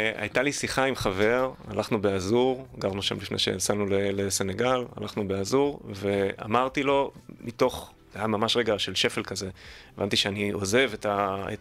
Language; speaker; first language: Hebrew; native; Hebrew